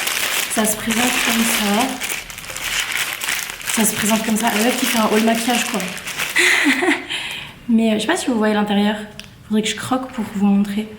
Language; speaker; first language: French; native; French